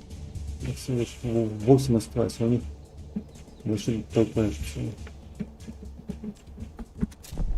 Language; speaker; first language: Russian; native; Russian